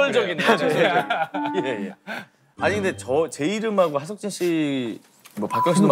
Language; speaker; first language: Korean; native; Korean